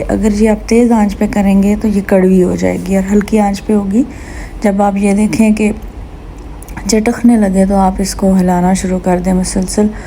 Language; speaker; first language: Urdu; non-native, local second language; Punjabi